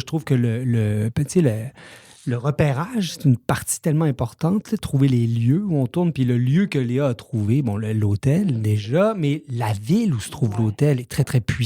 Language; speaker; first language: French; native; French